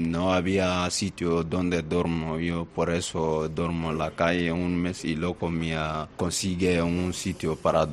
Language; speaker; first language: Spanish; non-native, learner; Bambara